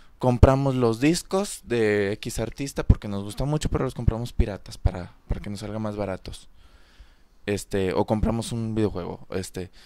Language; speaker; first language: Spanish; native; Spanish